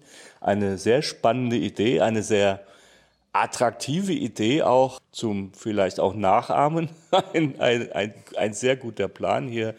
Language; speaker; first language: German; native; German